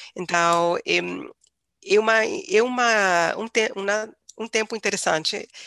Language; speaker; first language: Portuguese; non-native, fluent; English